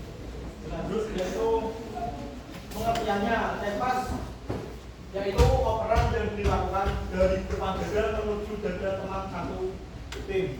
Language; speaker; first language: Indonesian; native; Indonesian